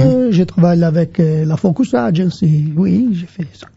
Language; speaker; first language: French; non-native, learner; Italian